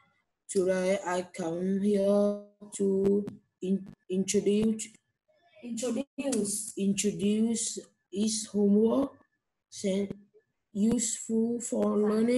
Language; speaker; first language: English; non-native, learner; Vietnamese